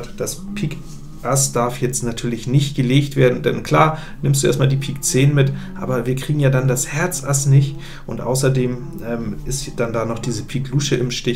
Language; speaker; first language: German; native; German